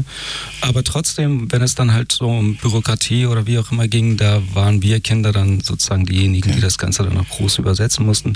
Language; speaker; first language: German; early bilingual, other home language; Persian